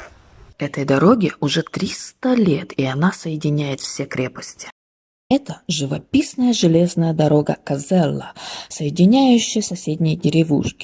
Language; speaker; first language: Russian; native; Russian